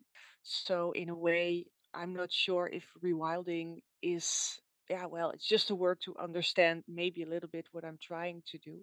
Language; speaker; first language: English; non-native, fluent; Dutch